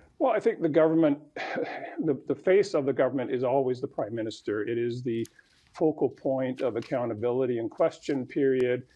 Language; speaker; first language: English; native; English